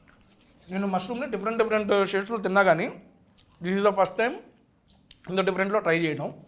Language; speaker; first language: Telugu; native; Telugu